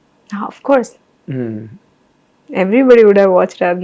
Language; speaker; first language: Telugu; non-native, learner; Tamil